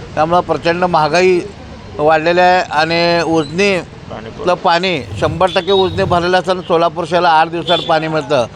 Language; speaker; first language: Marathi; native; Marathi